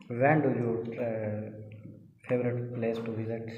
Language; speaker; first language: English; non-native, learner; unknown